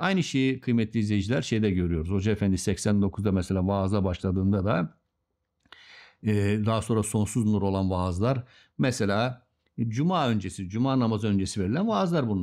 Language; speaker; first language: Turkish; native; Turkish